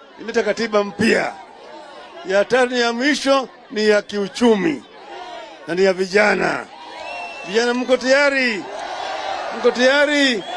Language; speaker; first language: Swahili; non-native, local second language; Luo (Kenya and Tanzania)